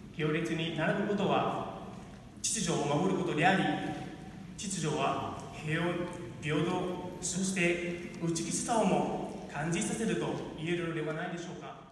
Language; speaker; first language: Japanese; non-native, fluent; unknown